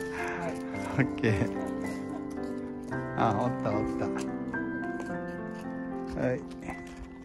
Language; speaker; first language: Japanese; native; Japanese